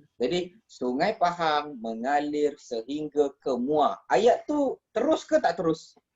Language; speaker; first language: Malay; native; Malay